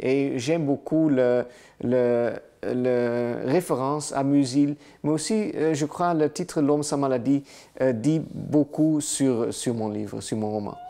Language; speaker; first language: French; non-native, learner; Dutch